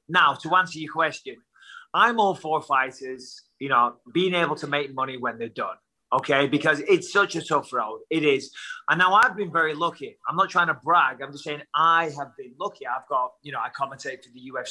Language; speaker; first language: English; native; English